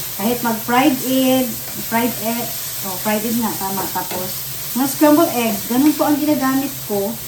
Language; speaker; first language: Filipino; non-native, local second language; Hiligaynon